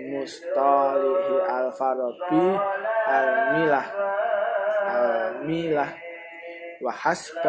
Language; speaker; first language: Arabic; non-native, learner; Indonesian